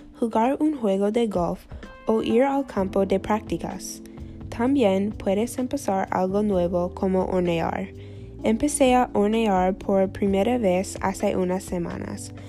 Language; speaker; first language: Spanish; non-native, learner; English